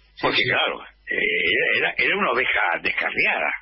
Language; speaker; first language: Spanish; native; Spanish